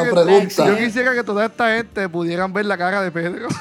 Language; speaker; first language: Spanish; native; Spanish